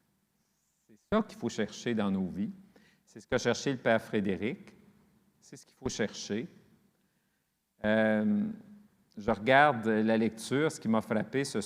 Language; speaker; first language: French; native; French